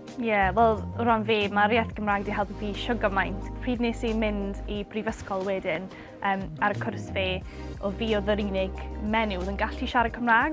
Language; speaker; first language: Welsh; native; Welsh